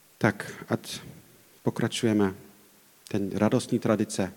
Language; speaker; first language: Czech; non-native, fluent; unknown